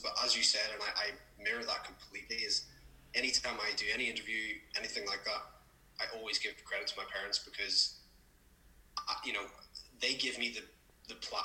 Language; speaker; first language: English; native; English